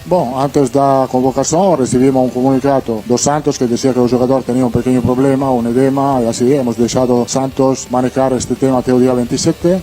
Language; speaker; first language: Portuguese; non-native, learner; Italian